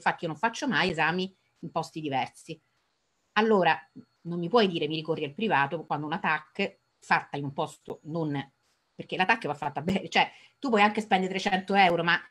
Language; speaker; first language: Italian; native; Italian